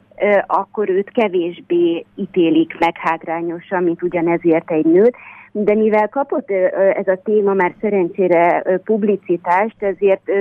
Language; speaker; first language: Hungarian; native; Hungarian